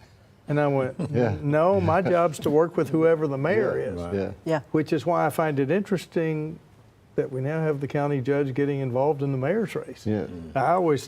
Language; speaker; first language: English; native; English